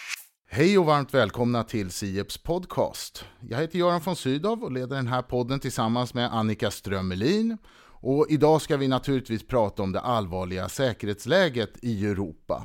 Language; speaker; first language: Swedish; native; Swedish